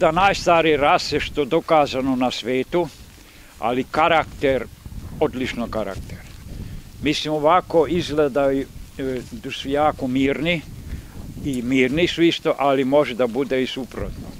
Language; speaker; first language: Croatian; non-native, local second language; Hungarian